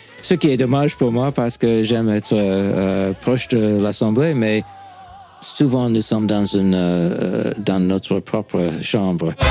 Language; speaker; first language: French; non-native, fluent; English